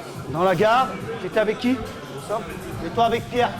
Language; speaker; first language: French; native; French